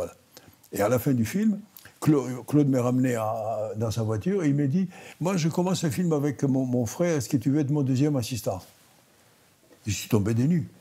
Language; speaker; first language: French; non-native, fluent; Greek